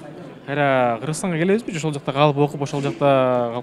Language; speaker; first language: Kyrgyz; native; Kyrgyz